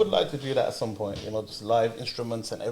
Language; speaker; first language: English; native; English